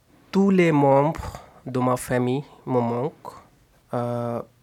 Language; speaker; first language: French; non-native, learner; Bangla